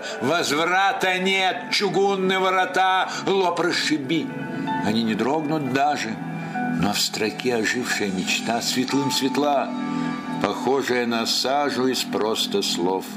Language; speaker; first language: Russian; native; Russian